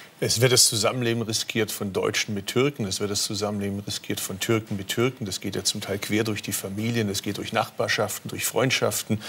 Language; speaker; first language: German; early bilingual, other home language; Turkish